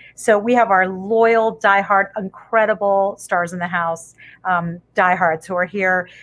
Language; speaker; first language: English; native; English